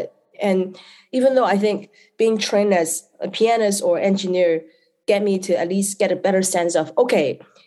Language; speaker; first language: English; non-native, local second language; Cantonese